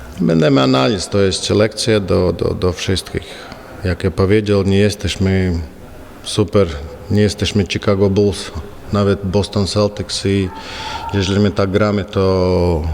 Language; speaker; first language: Polish; non-native, learner; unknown